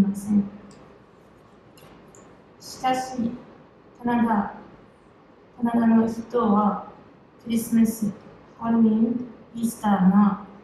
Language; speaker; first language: Japanese; non-native, learner; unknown